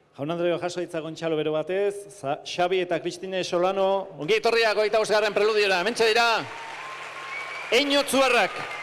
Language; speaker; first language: Basque; native; Basque